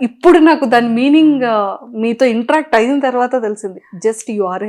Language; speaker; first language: Telugu; native; Telugu